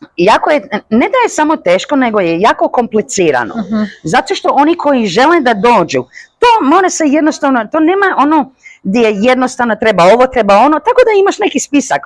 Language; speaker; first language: Bosnian; early bilingual, heritage; Croatian